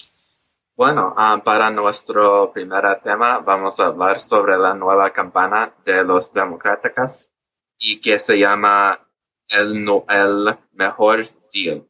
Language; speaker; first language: Spanish; early bilingual, heritage; English